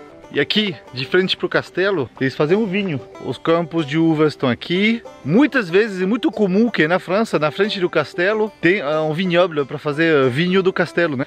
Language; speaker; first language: Portuguese; non-native, fluent; French